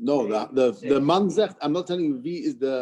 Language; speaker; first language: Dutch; non-native, fluent; English